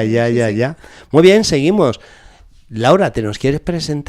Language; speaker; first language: Spanish; native; Spanish